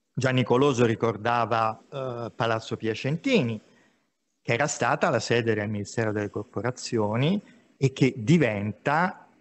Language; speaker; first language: Italian; native; Italian